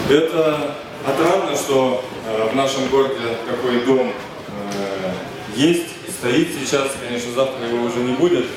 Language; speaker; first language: Russian; native; Russian